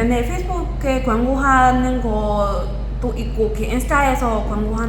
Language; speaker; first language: Korean; non-native, learner; Burmese